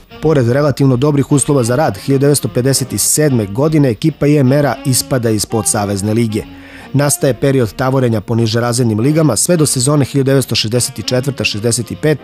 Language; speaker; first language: Serbian; native; Serbian